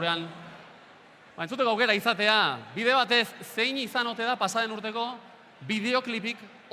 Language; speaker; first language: Basque; native; Basque